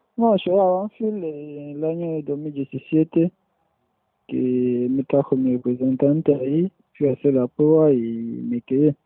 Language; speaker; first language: Spanish; non-native, fluent; French